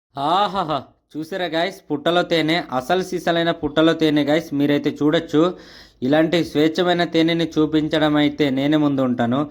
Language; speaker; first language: Telugu; native; Telugu